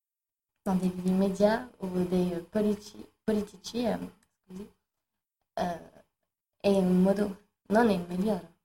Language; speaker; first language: Italian; non-native, learner; French